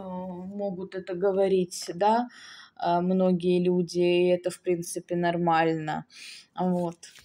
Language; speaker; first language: Russian; native; Russian